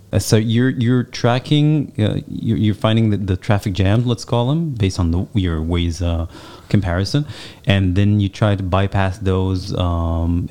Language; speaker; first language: English; non-native, fluent; Hebrew